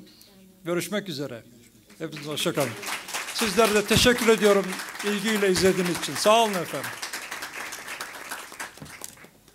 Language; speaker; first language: Turkish; native; Turkish